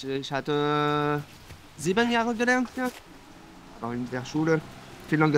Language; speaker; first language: German; non-native, learner; French